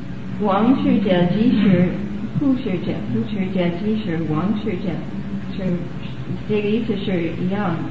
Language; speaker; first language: Chinese; non-native, learner; English